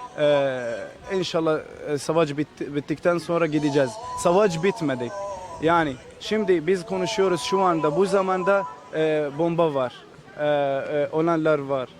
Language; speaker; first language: Turkish; non-native, learner; Arabic